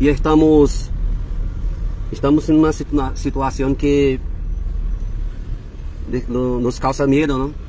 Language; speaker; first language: Spanish; non-native, fluent; Portuguese